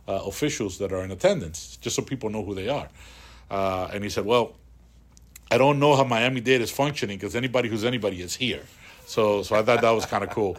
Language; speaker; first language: English; early bilingual, other home language; Spanish